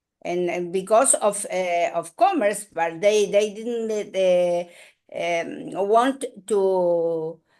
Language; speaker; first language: English; non-native, learner; Spanish